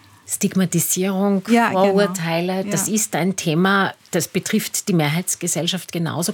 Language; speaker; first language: German; native; German